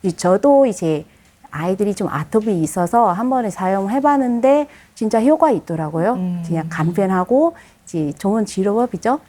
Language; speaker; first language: Korean; non-native, fluent; Vietnamese